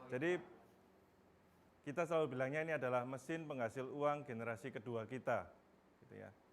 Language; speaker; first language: Indonesian; native; Indonesian